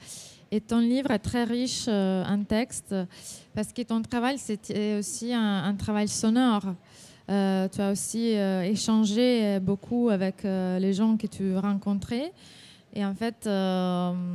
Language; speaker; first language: French; non-native, fluent; Italian